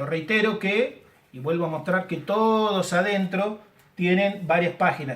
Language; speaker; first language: Spanish; native; Spanish